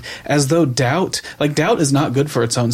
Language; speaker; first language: English; native; English